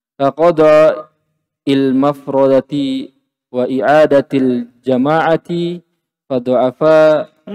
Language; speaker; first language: Arabic; non-native, learner; Indonesian